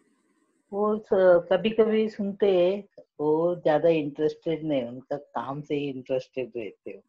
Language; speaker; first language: Hindi; non-native, local second language; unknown